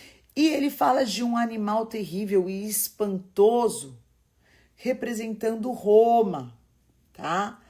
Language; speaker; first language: Portuguese; native; Portuguese